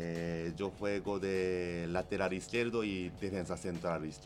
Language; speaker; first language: Spanish; non-native, learner; Japanese